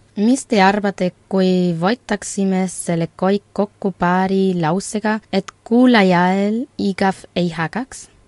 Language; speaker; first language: Estonian; non-native, fluent; Spanish